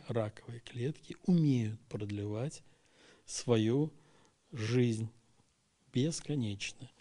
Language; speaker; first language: Russian; native; Russian